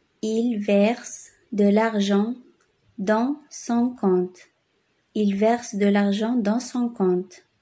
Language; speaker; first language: French; non-native, fluent; Arabic